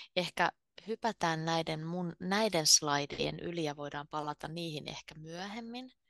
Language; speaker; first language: Finnish; native; Finnish